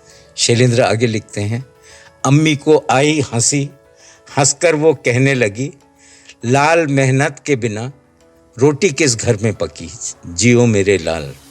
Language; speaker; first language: Hindi; native; Hindi